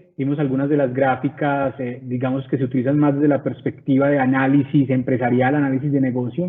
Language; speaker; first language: Spanish; native; Spanish